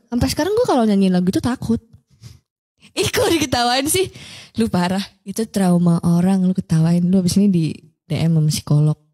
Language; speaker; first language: Indonesian; native; Indonesian